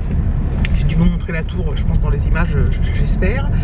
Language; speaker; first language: French; native; French